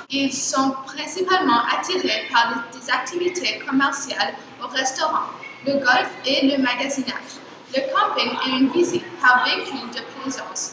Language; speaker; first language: French; non-native, learner; English